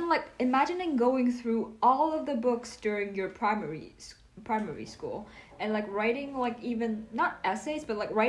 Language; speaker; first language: English; non-native, fluent; Vietnamese